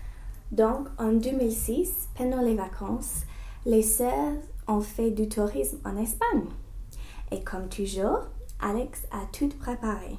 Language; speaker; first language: French; non-native, learner; English